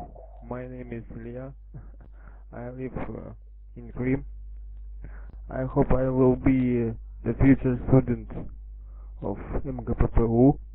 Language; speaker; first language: English; non-native, learner; Russian